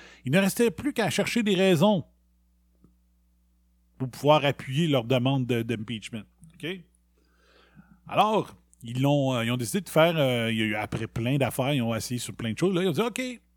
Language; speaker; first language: French; native; French